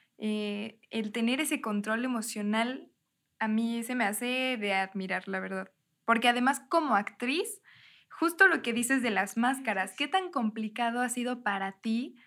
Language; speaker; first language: Spanish; native; Spanish